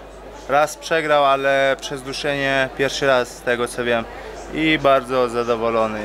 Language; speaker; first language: Polish; non-native, fluent; Chechen